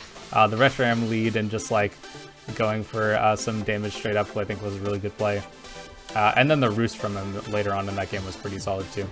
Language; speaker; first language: English; native; English